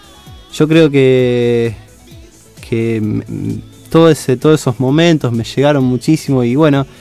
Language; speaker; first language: Spanish; native; Spanish